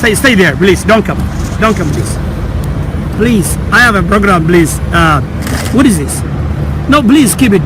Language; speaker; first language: English; non-native, fluent; Somali